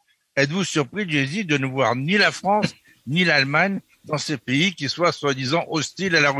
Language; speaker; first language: French; native; French